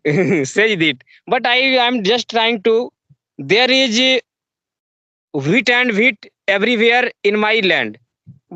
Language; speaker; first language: English; non-native, learner; Hindi